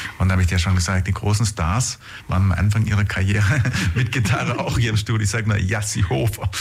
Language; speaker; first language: German; native; German